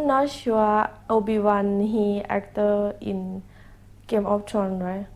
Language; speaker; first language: English; non-native, learner; Thai